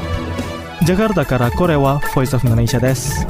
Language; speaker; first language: Japanese; non-native, fluent; Indonesian